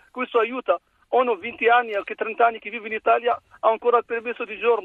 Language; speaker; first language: Italian; non-native, learner; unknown